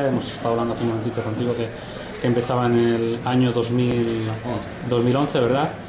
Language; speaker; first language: Spanish; native; Spanish